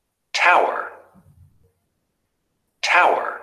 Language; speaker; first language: English; non-native, learner; Spanish